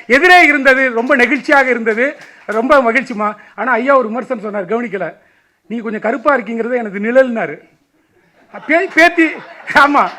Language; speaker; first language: Tamil; native; Tamil